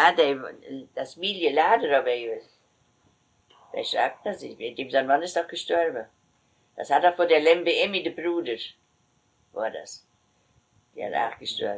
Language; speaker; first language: German; native; German